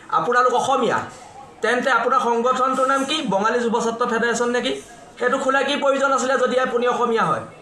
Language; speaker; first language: Assamese; native; Assamese